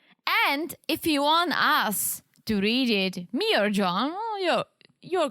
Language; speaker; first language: English; native; English